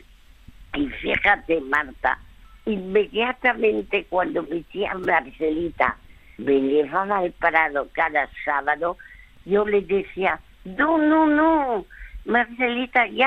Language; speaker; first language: Spanish; early bilingual, other home language; French